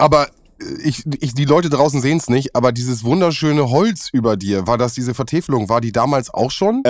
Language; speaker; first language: German; native; German